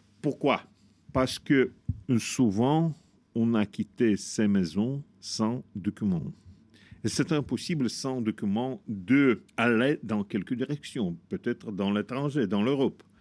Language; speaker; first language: French; non-native, fluent; Russian